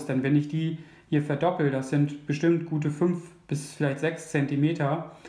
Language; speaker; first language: German; native; German